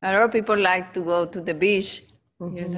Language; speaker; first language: English; non-native, learner; Spanish